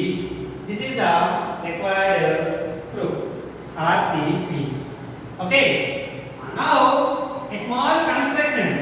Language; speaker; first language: English; non-native, local second language; Telugu